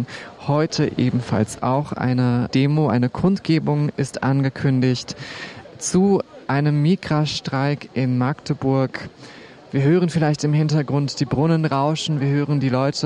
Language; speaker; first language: German; native; German